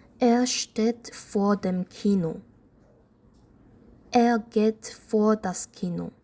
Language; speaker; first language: German; non-native, fluent; Korean